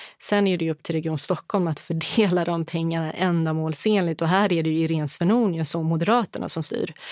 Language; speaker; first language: Swedish; early bilingual, other home language; Bosnian